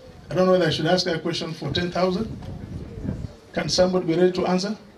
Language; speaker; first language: English; non-native, local second language; Swahili